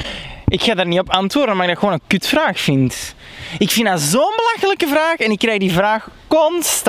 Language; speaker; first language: Dutch; native; Dutch